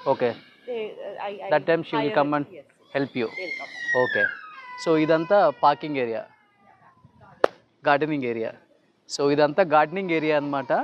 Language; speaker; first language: Telugu; native; Telugu